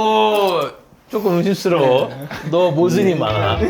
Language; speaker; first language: Korean; early bilingual, other home language; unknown